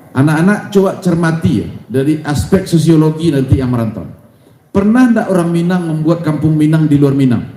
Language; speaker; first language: Indonesian; non-native, local second language; Minangkabau